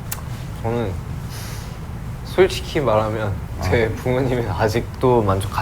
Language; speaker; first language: Korean; early bilingual, heritage; English